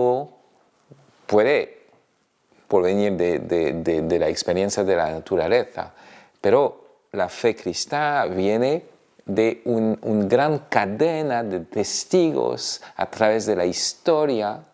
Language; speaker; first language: Spanish; non-native, fluent; French